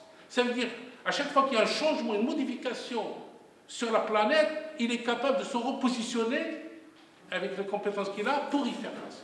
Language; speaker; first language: French; non-native, local second language; Arabic